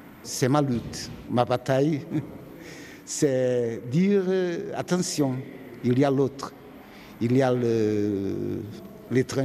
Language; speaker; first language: French; non-native, fluent; Portuguese